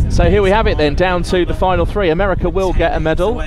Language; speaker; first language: English; native; English